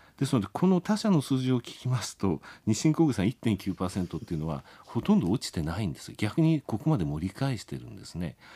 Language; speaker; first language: Japanese; native; Japanese